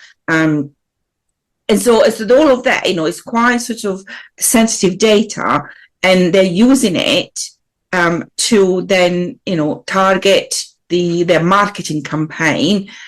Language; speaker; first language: English; non-native, fluent; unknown